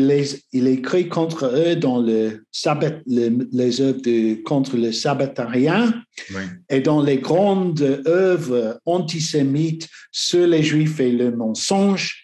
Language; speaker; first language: French; non-native, learner; English